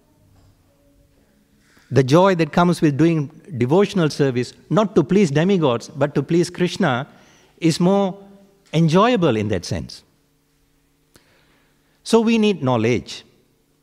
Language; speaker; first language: English; non-native, local second language; Tamil